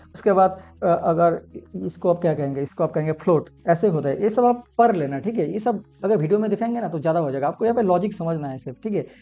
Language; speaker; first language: Hindi; non-native, local second language; Bangla